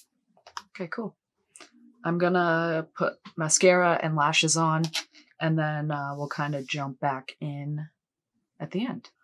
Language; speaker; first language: English; native; English